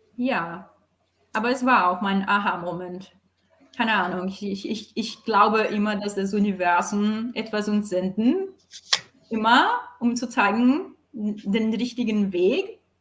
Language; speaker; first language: German; non-native, fluent; Portuguese